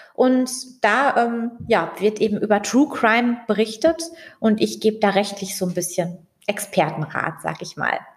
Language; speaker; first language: German; native; German